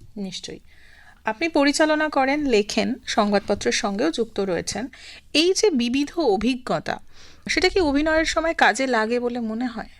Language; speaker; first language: Bangla; native; Bangla